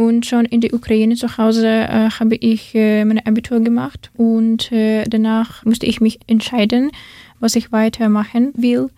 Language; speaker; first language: German; non-native, learner; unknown